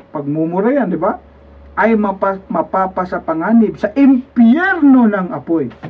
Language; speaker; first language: Filipino; non-native, local second language; Cebuano